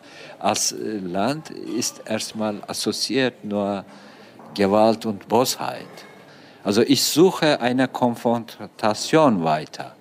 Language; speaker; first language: German; non-native, fluent; Turkish